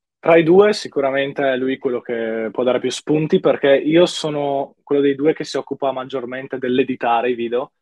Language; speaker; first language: Italian; native; Italian